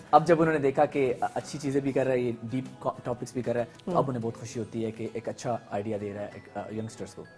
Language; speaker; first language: Hindi; early bilingual, heritage; Urdu